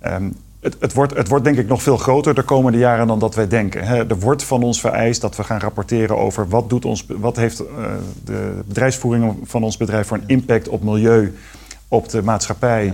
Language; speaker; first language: Dutch; native; Dutch